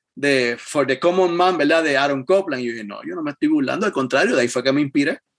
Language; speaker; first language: Spanish; native; Spanish